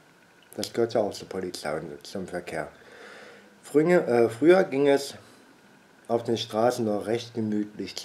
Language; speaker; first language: German; native; German